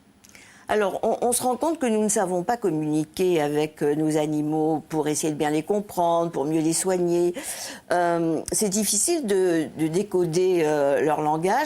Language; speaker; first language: French; native; French